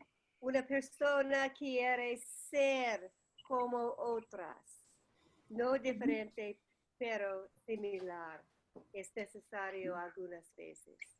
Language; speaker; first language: Spanish; non-native, learner; English